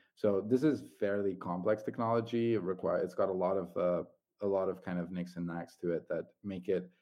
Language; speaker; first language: English; non-native, fluent; Italian